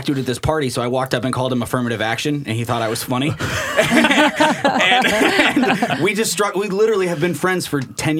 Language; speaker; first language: English; native; English